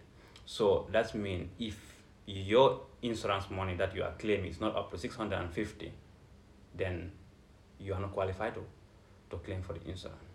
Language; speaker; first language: English; non-native, local second language; Fula